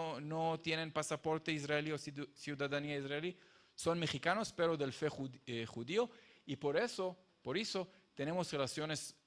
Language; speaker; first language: Spanish; non-native, fluent; Hebrew